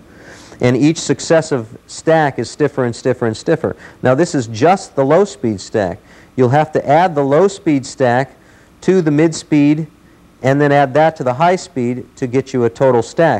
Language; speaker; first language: English; native; English